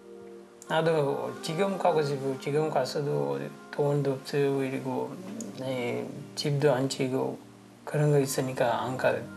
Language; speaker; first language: Korean; non-native, learner; Sinhala